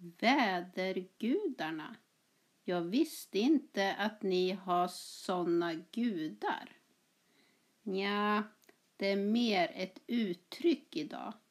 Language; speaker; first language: Swedish; native; Swedish